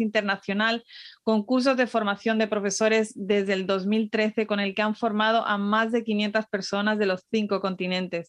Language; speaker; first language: Spanish; native; Spanish